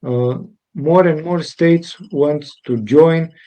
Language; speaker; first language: English; non-native, fluent; Romanian